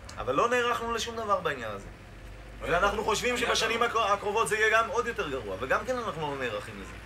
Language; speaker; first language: Hebrew; native; Hebrew